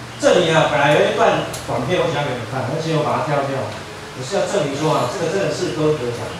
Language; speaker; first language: Chinese; native; Chinese